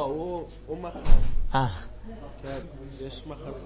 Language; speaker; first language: Hebrew; non-native, learner; Spanish